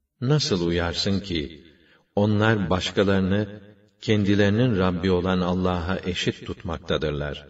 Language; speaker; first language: Turkish; native; Turkish